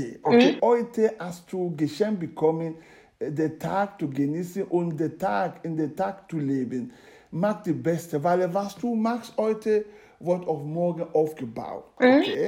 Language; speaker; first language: German; non-native, learner; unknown